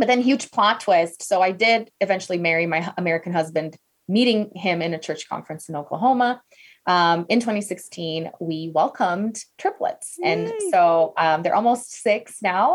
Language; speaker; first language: English; non-native, fluent; Portuguese